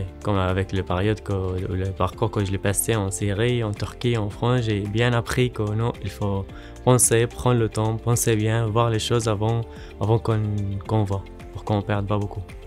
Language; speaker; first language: French; non-native, learner; Arabic